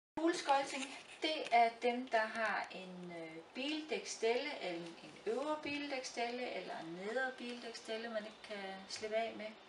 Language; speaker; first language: Danish; native; Danish